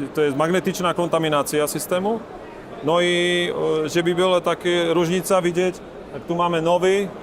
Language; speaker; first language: Polish; non-native, learner; Slovak